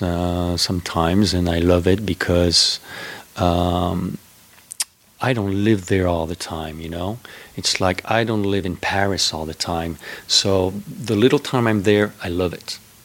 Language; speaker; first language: English; non-native, fluent; French